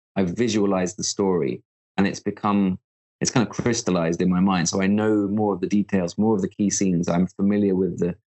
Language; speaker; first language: English; native; English